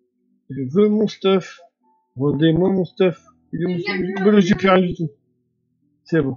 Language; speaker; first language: French; native; French